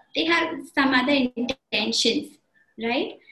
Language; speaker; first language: English; non-native, local second language; Marathi